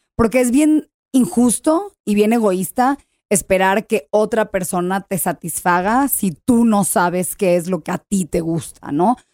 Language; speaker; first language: Spanish; early bilingual, heritage; English